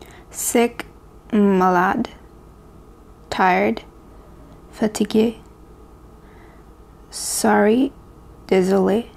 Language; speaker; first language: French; non-native, learner; English